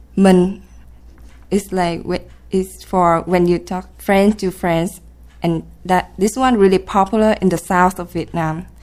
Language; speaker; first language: English; non-native, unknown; Vietnamese